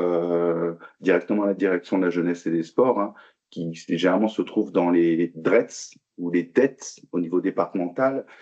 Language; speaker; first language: French; native; French